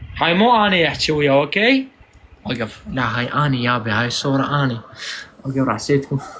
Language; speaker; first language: Arabic; non-native, local second language; Kurdish